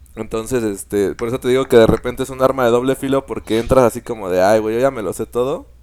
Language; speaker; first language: Spanish; native; Spanish